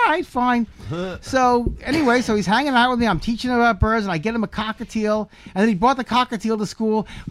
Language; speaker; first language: English; native; English